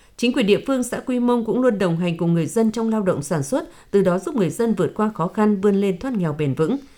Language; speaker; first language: Vietnamese; native; Vietnamese